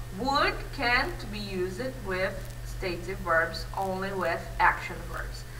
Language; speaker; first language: English; non-native, fluent; Portuguese